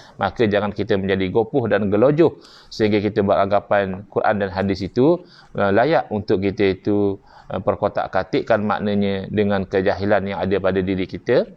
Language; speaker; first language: Malay; native; Malay